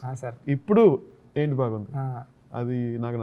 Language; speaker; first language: Telugu; non-native, learner; Tamil